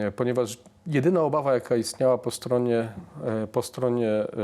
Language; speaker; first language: Polish; native; Polish